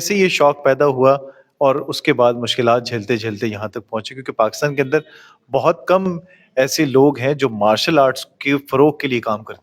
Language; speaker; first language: Urdu; native; Urdu